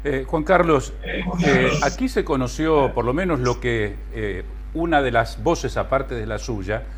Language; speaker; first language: Spanish; native; Spanish